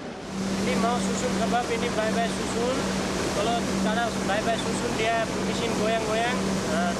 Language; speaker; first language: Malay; non-native, learner; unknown